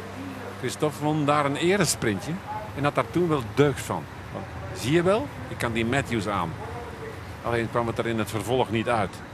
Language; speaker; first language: Dutch; native; Dutch